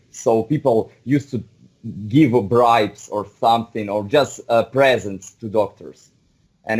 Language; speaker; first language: English; non-native, fluent; Russian